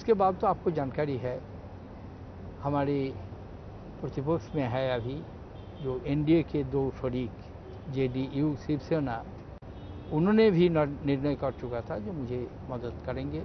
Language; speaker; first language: Hindi; non-native, local second language; Bangla